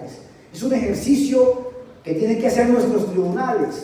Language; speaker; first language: Spanish; native; Spanish